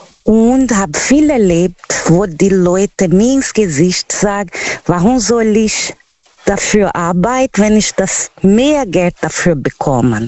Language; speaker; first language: German; non-native, learner; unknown